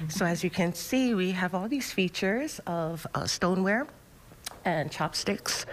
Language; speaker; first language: English; native; English